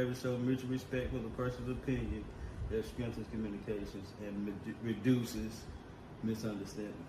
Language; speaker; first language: English; native; English